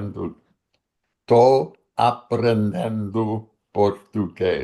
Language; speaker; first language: Portuguese; non-native, learner; English